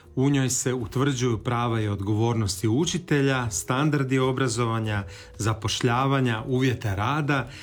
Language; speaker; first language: Croatian; native; Croatian